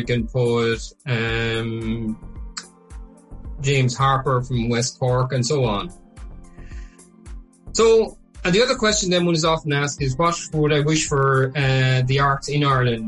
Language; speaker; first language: English; native; English